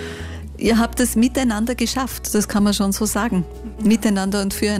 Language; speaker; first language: German; native; German